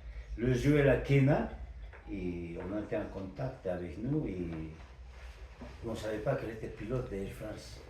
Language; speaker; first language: French; non-native, fluent; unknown